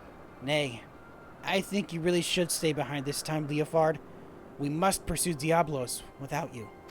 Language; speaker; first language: English; native; English